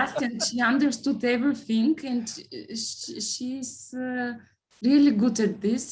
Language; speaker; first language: English; non-native, learner; Bulgarian